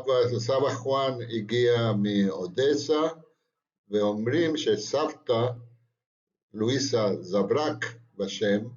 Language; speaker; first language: Hebrew; non-native, fluent; Spanish